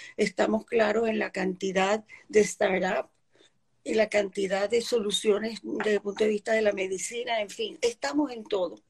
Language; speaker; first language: Spanish; early bilingual, other home language; Polish